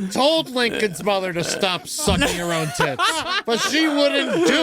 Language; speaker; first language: English; native; English